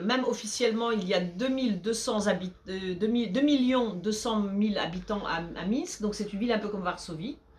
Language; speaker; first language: French; early bilingual, other home language; Polish